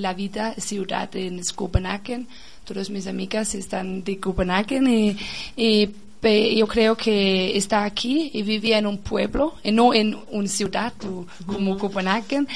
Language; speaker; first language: Spanish; non-native, learner; Danish